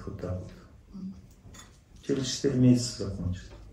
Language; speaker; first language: Russian; native; Russian